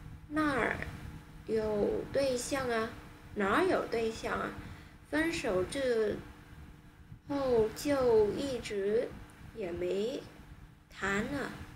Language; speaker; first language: Chinese; non-native, learner; Vietnamese